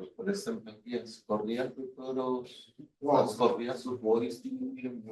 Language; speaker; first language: Portuguese; non-native, fluent; Spanish